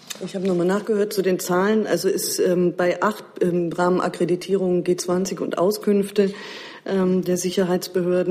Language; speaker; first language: German; native; German